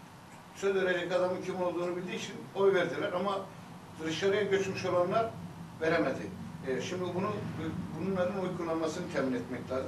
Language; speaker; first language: Turkish; native; Turkish